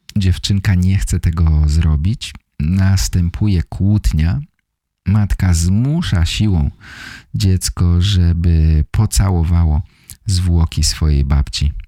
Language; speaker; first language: Polish; native; Polish